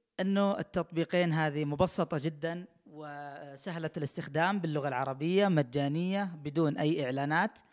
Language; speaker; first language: Arabic; native; Arabic